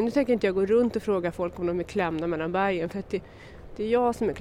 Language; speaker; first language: Swedish; native; Swedish